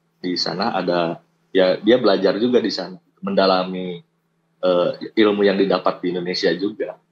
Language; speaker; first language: Indonesian; native; Indonesian